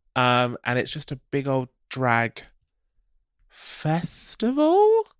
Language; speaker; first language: English; native; English